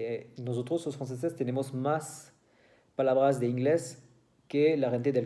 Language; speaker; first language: Spanish; non-native, learner; French